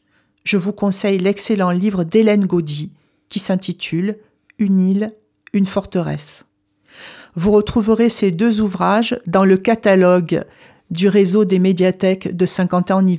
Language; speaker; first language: French; native; French